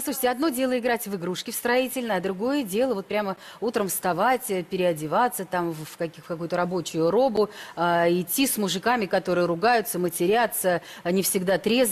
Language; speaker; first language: Russian; native; Russian